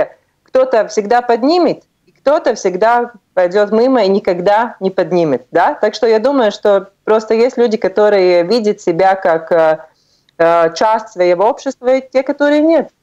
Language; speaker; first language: Russian; non-native, local second language; Latvian